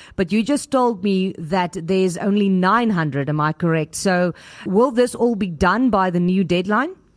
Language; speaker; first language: English; non-native, local second language; Afrikaans